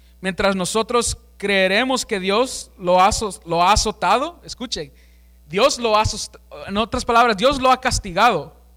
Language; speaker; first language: Spanish; early bilingual, heritage; Spanish